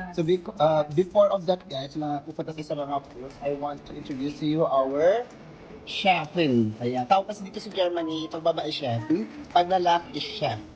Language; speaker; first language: Filipino; native; Filipino